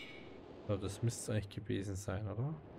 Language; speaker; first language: German; native; German